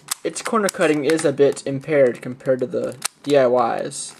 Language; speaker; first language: English; native; English